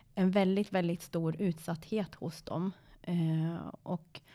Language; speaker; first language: Swedish; early bilingual, other home language; Persian